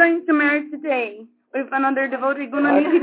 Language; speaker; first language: English; non-native, fluent; Dutch